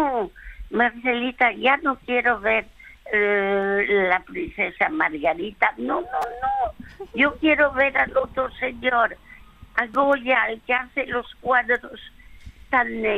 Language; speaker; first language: Spanish; early bilingual, other home language; French